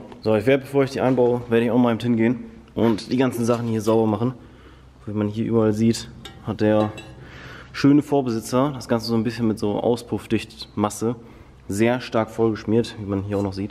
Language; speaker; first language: German; native; German